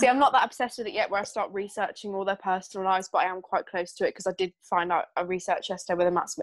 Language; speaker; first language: English; native; English